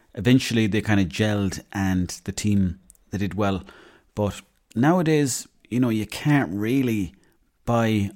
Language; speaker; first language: English; native; English